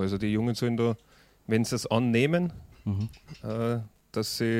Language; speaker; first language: German; native; German